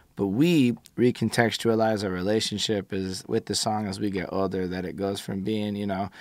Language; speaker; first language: English; native; English